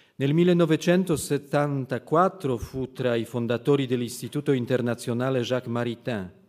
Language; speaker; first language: Italian; non-native, fluent; Polish